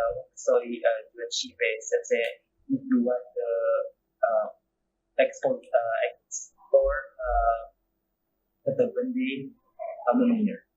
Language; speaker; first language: Albanian; non-native, learner; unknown